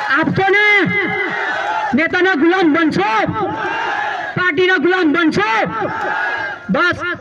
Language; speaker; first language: Gujarati; non-native, local second language; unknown